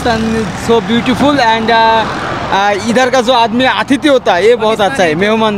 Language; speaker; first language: Hindi; non-native, learner; Bangla